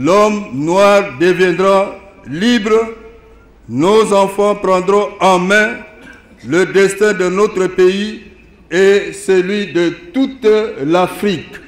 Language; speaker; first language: French; non-native, local second language; Lingala